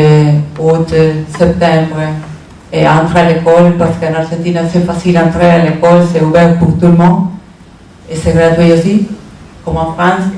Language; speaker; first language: French; non-native, learner; Spanish